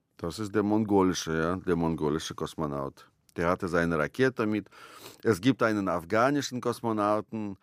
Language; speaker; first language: German; non-native, fluent; Russian